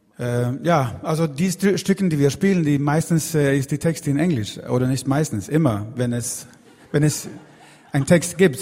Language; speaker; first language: German; non-native, fluent; Swedish